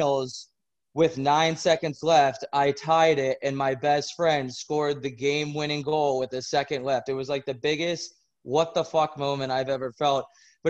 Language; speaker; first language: English; native; English